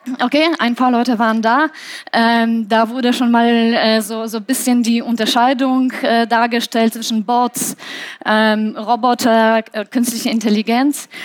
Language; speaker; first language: German; non-native, fluent; Polish